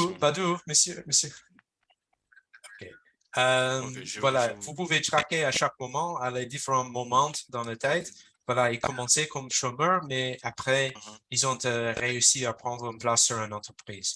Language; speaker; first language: French; non-native, fluent; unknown